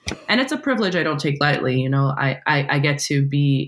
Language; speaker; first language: English; non-native, fluent; Portuguese